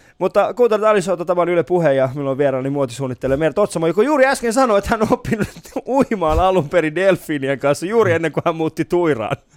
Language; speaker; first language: Finnish; early bilingual, other home language; Persian